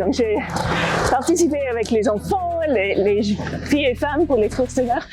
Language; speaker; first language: French; non-native, fluent; English